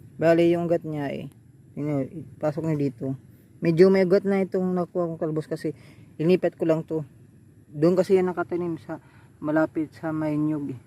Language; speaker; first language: Filipino; non-native, local second language; Waray